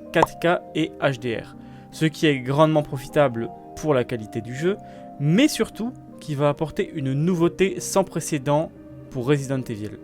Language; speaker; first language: French; native; French